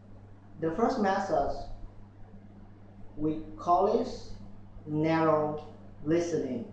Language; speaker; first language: English; non-native, learner; Vietnamese